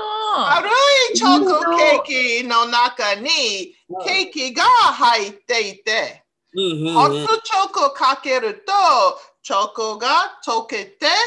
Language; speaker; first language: Japanese; non-native, learner; English